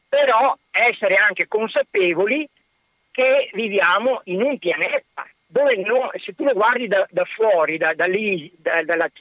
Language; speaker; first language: Italian; native; Italian